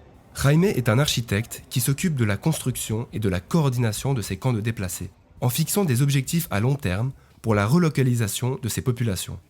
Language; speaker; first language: French; native; French